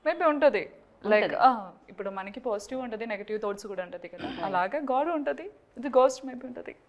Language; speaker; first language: Telugu; non-native, learner; Malayalam